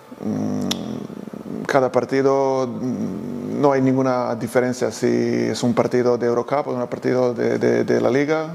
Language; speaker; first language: Spanish; non-native, fluent; Serbian